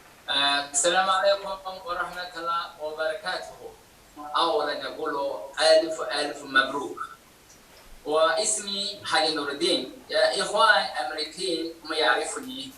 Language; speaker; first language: Arabic; non-native, fluent; Chinese